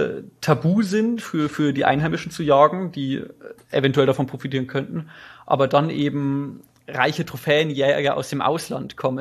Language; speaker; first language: German; native; German